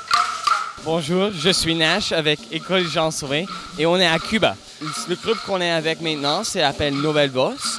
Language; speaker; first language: French; non-native, local second language; English